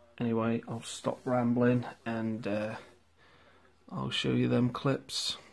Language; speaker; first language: English; native; English